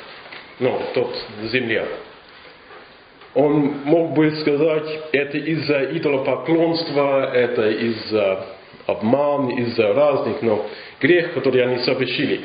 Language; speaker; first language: Russian; non-native, fluent; English